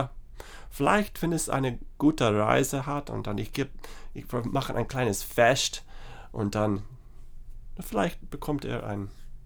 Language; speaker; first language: German; non-native, learner; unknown